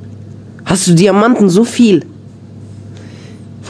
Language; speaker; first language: German; early bilingual, other home language; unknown